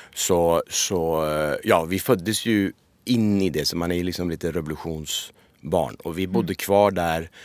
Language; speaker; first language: Swedish; early bilingual, other home language; Persian